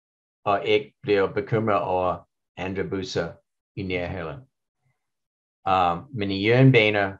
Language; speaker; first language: Danish; non-native, learner; English